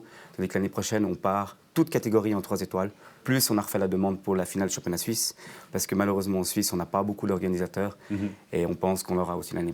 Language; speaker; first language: French; native; French